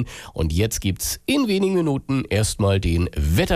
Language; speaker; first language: German; native; German